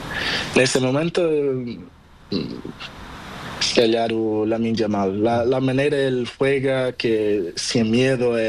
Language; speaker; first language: Spanish; non-native, learner; Portuguese